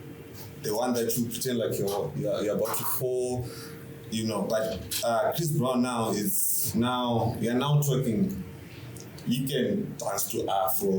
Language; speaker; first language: English; non-native, local second language; Shona